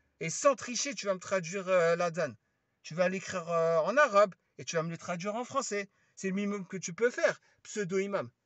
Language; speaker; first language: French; early bilingual, other home language; Lingala